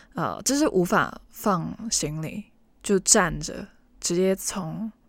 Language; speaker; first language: Chinese; non-native, local second language; Cantonese